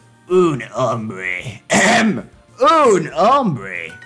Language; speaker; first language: Spanish; non-native, learner; English